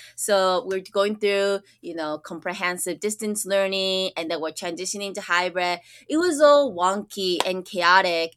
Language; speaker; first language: English; early bilingual, other home language; Japanese